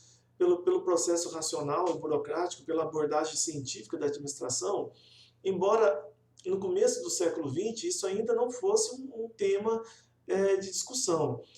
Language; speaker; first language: Portuguese; native; Portuguese